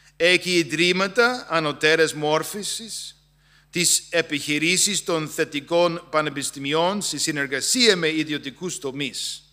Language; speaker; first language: Greek; non-native, fluent; English